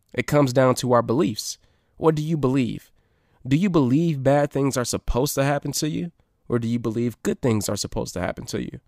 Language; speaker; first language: English; native; English